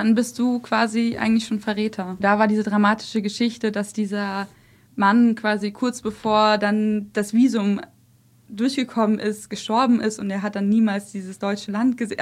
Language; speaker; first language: German; early bilingual, other home language; Russian